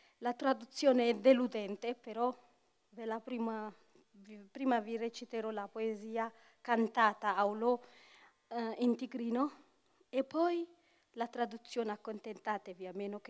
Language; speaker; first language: Italian; non-native, fluent; Tigrinya